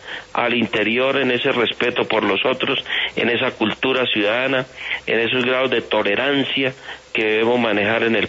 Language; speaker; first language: Spanish; native; Spanish